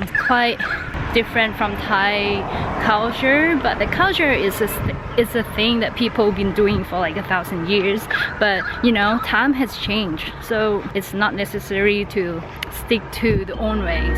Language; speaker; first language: English; non-native, fluent; Thai